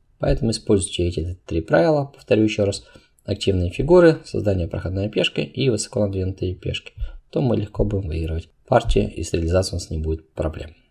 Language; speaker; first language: Russian; non-native, local second language; Uzbek